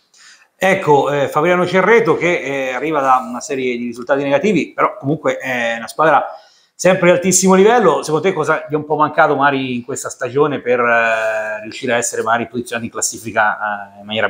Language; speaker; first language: Italian; native; Italian